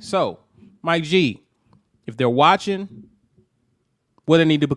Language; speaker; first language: English; native; English